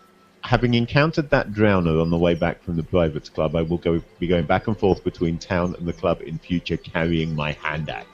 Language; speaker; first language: English; native; English